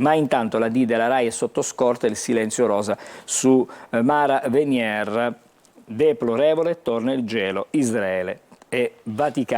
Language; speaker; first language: Italian; native; Italian